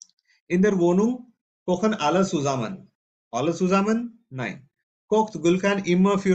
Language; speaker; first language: German; non-native, fluent; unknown